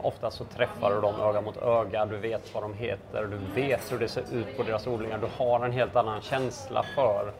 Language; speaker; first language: Swedish; native; Swedish